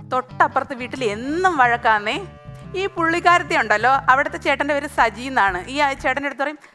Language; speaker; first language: Malayalam; native; Malayalam